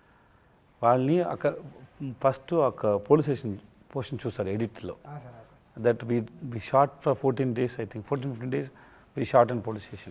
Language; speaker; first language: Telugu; non-native, learner; Tamil